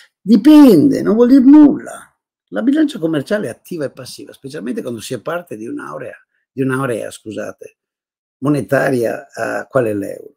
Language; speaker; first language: Italian; native; Italian